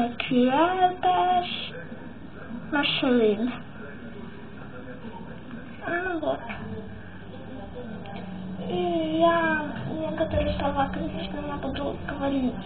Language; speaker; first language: Russian; early bilingual, heritage; Russian